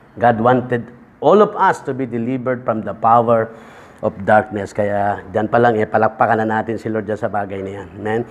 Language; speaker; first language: Filipino; native; Filipino